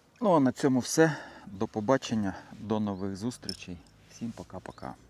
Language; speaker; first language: Ukrainian; native; Ukrainian